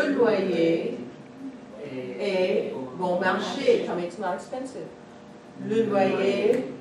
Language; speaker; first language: French; non-native, fluent; English